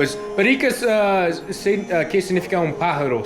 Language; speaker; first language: Spanish; non-native, learner; English